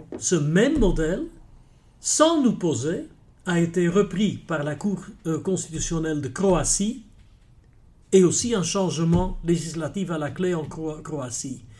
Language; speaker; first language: French; non-native, local second language; Dutch